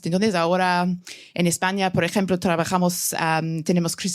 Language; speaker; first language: Spanish; non-native, fluent; English